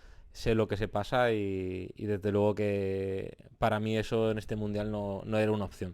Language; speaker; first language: Spanish; native; Spanish